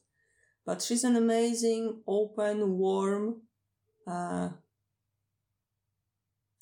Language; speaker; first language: English; non-native, fluent; Polish